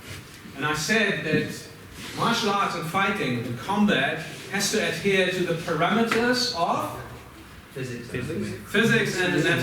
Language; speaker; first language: English; non-native, fluent; German